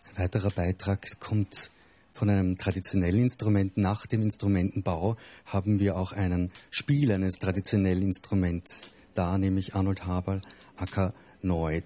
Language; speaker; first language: German; native; German